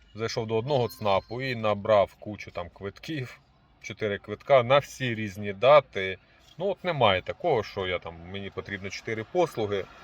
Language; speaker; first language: Ukrainian; non-native, local second language; Russian